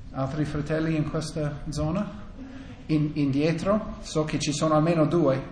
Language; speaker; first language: Italian; non-native, fluent; English